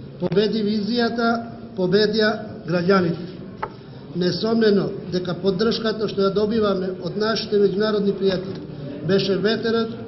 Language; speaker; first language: Macedonian; non-native, local second language; Albanian